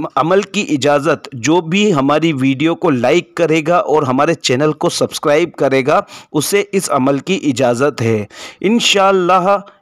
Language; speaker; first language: Hindi; native; Hindi